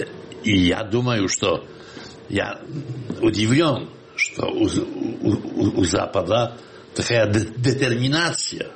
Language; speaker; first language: Russian; non-native, fluent; Polish